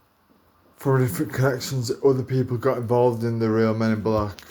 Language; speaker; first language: English; native; English